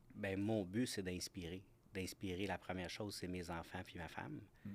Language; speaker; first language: French; native; French